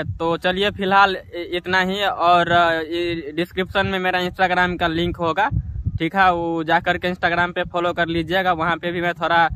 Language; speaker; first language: Hindi; non-native, local second language; Maithili